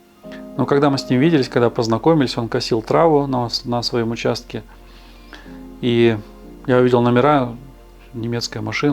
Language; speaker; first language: Russian; native; Russian